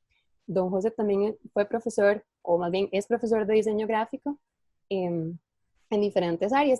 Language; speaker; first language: Spanish; native; Spanish